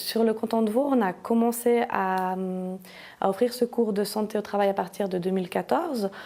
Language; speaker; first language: French; native; French